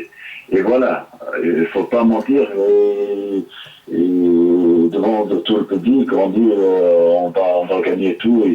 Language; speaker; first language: French; non-native, local second language; Arabic